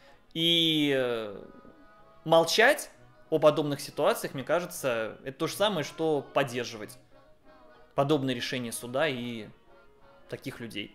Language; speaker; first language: Russian; native; Russian